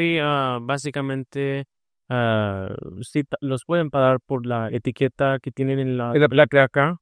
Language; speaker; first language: Spanish; early bilingual, heritage; Spanish